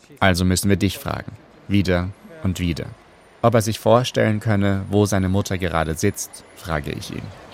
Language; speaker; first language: German; native; German